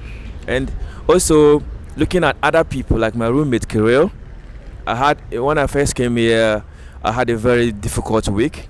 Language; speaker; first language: English; native; English